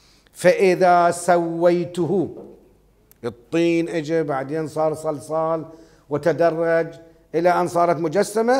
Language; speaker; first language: Arabic; native; Arabic